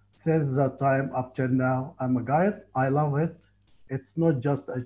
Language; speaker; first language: English; non-native, fluent; Arabic